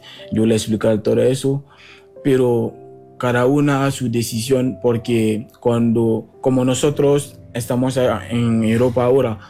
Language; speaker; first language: Spanish; non-native, learner; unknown